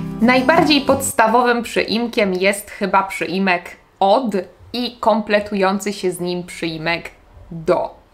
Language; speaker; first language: Polish; native; Polish